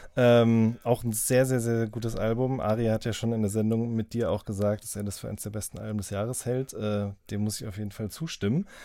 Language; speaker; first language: German; native; German